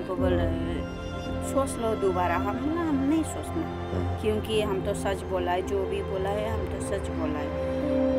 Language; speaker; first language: Hindi; non-native, local second language; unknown